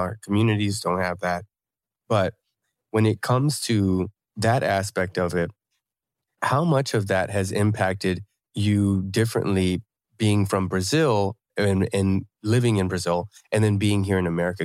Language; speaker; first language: English; native; English